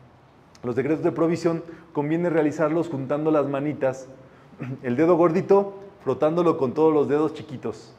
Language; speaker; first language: Spanish; native; Spanish